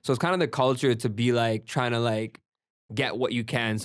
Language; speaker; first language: English; early bilingual, other home language; Gujarati